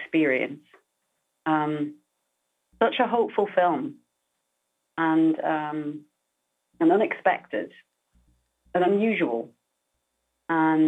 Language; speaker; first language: English; native; English